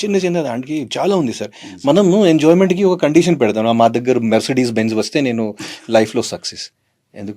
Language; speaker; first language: Telugu; non-native, fluent; Hindi